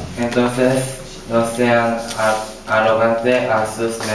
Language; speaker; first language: Spanish; non-native, learner; Korean